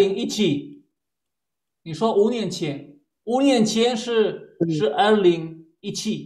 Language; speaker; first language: Chinese; non-native, fluent; Spanish